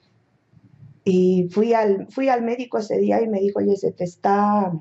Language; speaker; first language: Spanish; native; Spanish